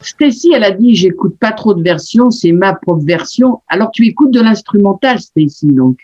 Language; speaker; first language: French; native; French